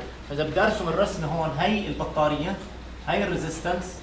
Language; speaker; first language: Arabic; native; Arabic